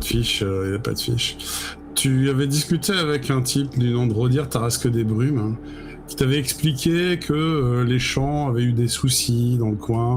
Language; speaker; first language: French; native; French